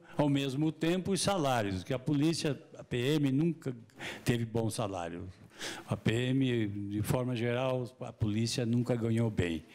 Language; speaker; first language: Portuguese; native; Portuguese